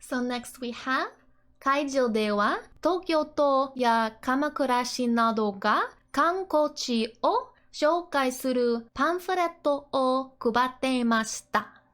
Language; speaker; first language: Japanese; non-native, fluent; English